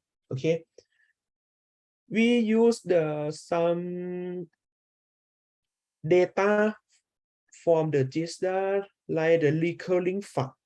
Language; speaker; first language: English; non-native, learner; Thai